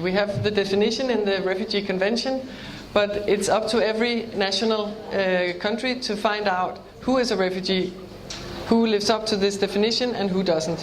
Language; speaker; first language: English; non-native, fluent; Danish